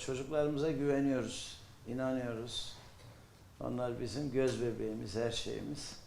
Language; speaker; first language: Turkish; native; Turkish